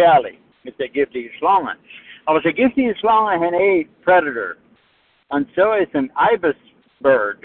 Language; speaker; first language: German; early bilingual, heritage; Pennsylvania German